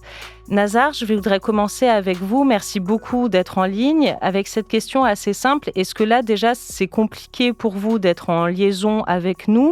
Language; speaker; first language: French; native; French